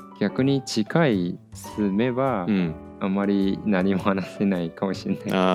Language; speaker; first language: Japanese; non-native, fluent; Chinese